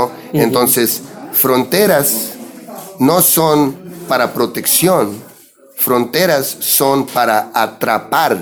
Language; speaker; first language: Spanish; early bilingual, heritage; English